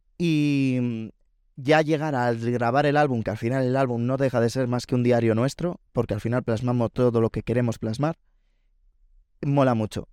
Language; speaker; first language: Spanish; native; Spanish